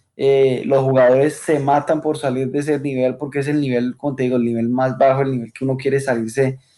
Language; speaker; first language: Spanish; native; Spanish